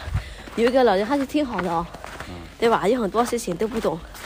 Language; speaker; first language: Chinese; non-native, fluent; Lao